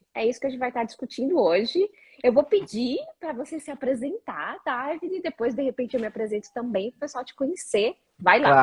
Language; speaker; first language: Portuguese; native; Portuguese